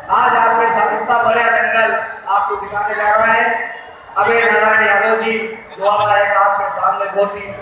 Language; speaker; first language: Hindi; native; Hindi